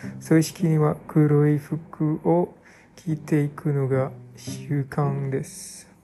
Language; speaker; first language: Japanese; non-native, learner; English